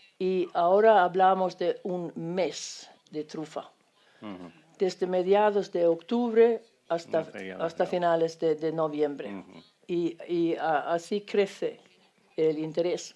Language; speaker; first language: Spanish; non-native, fluent; Swedish